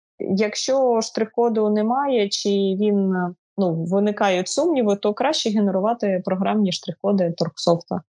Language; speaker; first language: Ukrainian; non-native, local second language; Russian